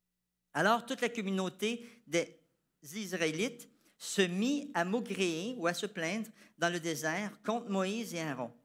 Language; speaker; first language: French; native; French